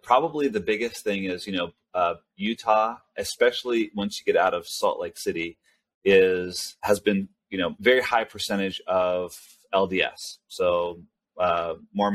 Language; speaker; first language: English; early bilingual, other home language; Spanish